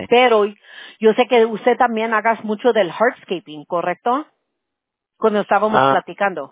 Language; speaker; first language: Spanish; early bilingual, heritage; Spanish